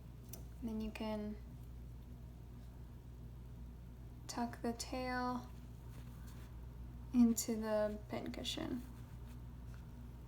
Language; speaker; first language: English; native; English